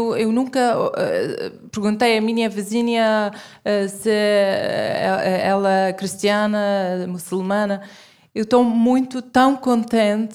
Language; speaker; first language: Portuguese; non-native, fluent; Arabic